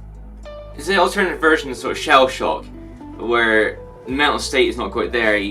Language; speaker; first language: English; native; English